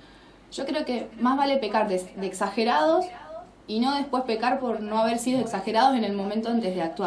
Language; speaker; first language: Spanish; native; Spanish